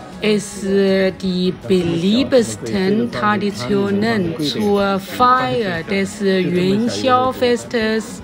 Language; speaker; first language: German; non-native, learner; Chinese